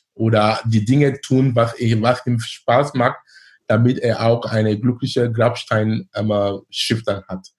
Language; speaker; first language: German; non-native, fluent; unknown